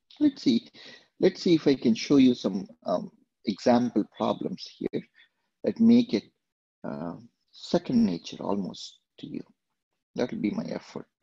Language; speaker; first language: English; non-native, local second language; Telugu